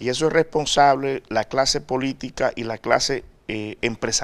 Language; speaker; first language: Spanish; native; Spanish